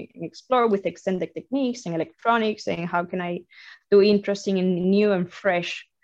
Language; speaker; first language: English; non-native, fluent; Spanish